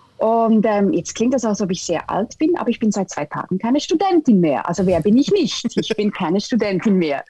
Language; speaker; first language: German; native; German